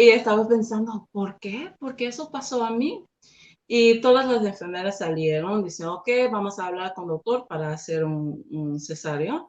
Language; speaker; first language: Spanish; non-native, learner; English